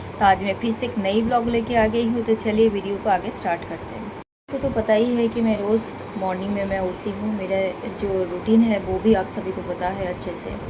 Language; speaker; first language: Hindi; non-native, local second language; Bangla